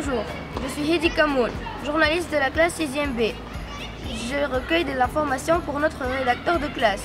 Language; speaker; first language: French; non-native, learner; Arabic